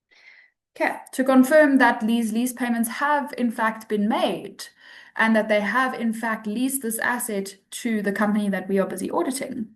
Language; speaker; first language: English; native; English